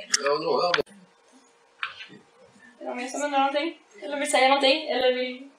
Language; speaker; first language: Swedish; native; Swedish